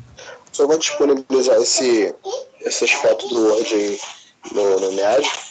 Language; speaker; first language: Portuguese; native; Portuguese